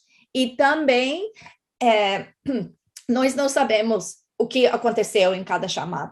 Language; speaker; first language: Portuguese; non-native, fluent; English